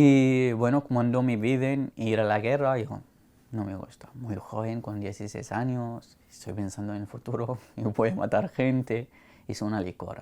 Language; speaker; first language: Spanish; non-native, learner; Arabic